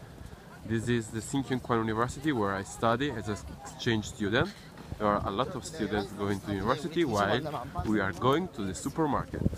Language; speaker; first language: English; non-native, learner; Italian